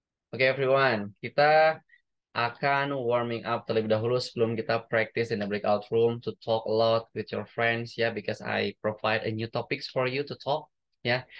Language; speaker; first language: English; non-native, fluent; Indonesian